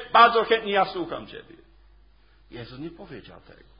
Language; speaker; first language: Polish; non-native, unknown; English